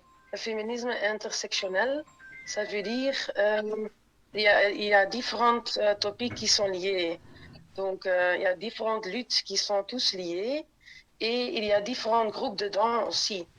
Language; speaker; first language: French; non-native, local second language; Dutch